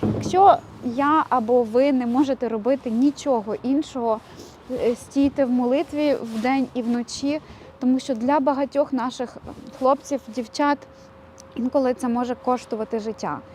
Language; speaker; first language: Ukrainian; native; Ukrainian